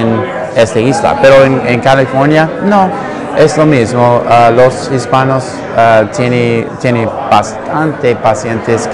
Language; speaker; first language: Spanish; non-native, learner; English